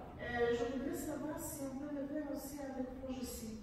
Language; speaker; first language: French; non-native, learner; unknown